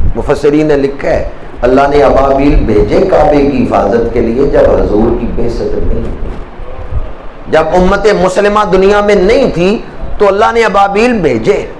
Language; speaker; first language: Urdu; non-native, local second language; Punjabi